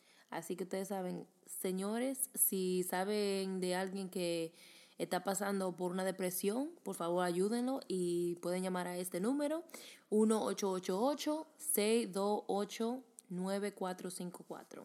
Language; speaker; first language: Spanish; early bilingual, heritage; Spanish